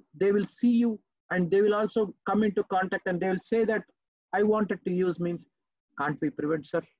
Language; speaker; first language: English; non-native, local second language; Telugu